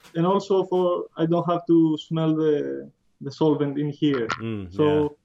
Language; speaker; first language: English; non-native, fluent; Greek